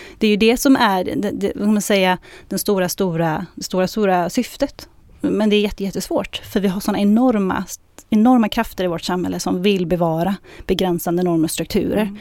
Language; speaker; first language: Swedish; early bilingual, other home language; Arabic